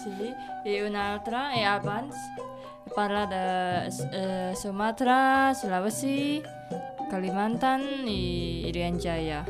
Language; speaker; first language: Catalan; non-native, learner; Indonesian